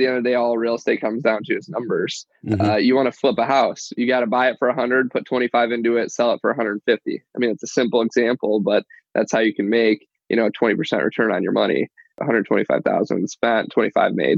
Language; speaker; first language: English; native; English